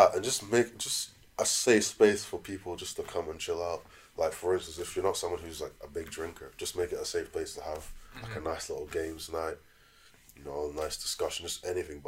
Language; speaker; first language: English; native; English